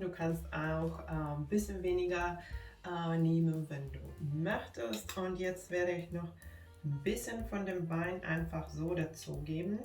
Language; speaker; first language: German; non-native, fluent; Finnish